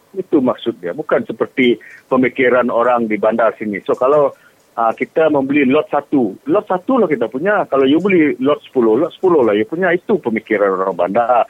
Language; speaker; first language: Malay; non-native, local second language; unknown